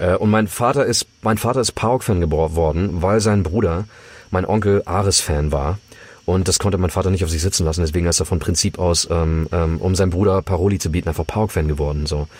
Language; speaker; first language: German; early bilingual, other home language; Greek